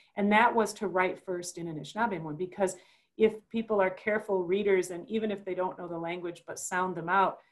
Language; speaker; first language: English; native; English